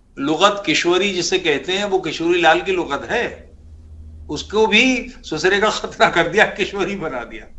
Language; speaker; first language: Urdu; native; Urdu